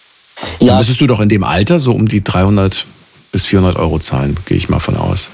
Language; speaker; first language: German; native; German